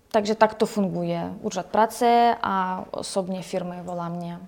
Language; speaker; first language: Czech; non-native, learner; Ukrainian